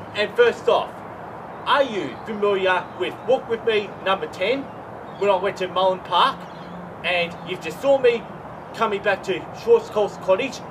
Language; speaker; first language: English; native; English